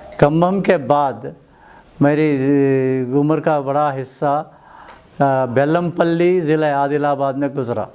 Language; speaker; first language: Urdu; native; Urdu